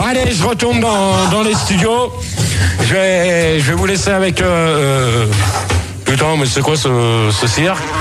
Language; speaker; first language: French; native; French